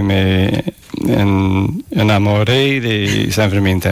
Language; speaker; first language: Spanish; non-native, fluent; English